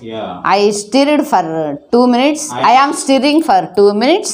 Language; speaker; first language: English; non-native, learner; Telugu